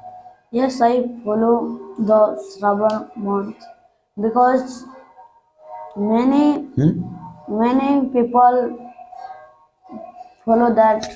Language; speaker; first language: English; non-native, learner; Hindi